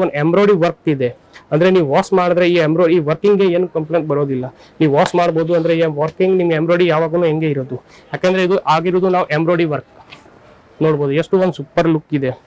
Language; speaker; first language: Kannada; non-native, fluent; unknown